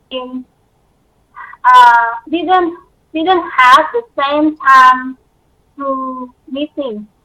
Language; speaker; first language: English; non-native, learner; Thai